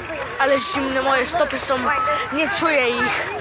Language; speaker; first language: Polish; early bilingual, heritage; Polish